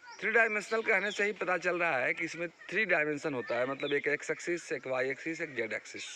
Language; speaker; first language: Hindi; native; Hindi